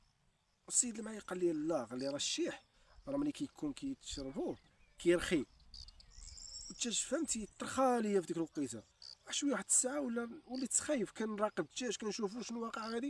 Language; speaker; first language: Arabic; native; Arabic